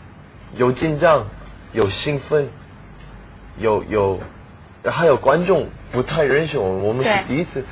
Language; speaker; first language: Chinese; non-native, learner; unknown